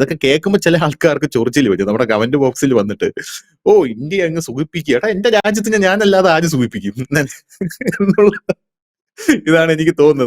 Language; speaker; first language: Malayalam; native; Malayalam